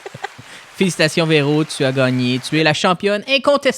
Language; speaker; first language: French; native; French